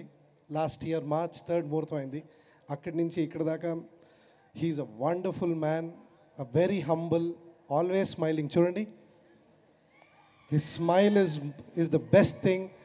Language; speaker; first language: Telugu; non-native, fluent; Kannada